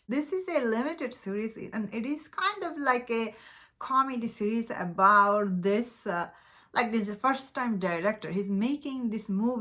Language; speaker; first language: English; non-native, fluent; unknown